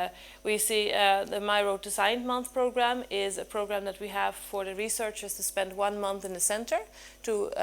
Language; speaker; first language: English; non-native, fluent; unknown